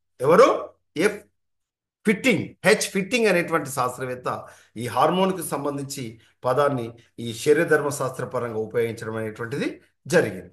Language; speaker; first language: Telugu; native; Telugu